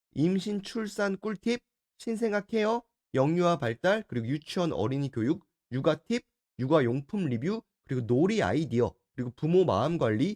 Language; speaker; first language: Korean; native; Korean